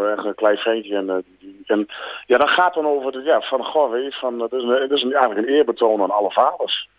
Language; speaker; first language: Dutch; native; Dutch